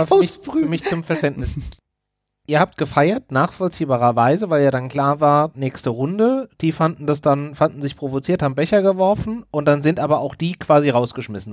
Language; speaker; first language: German; native; German